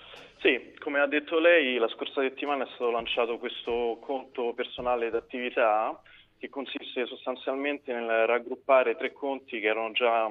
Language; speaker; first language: Italian; native; Italian